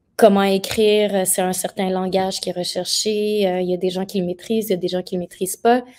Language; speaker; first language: French; native; French